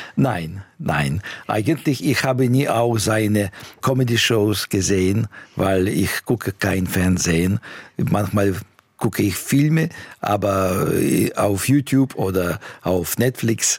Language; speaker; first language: German; non-native, fluent; Russian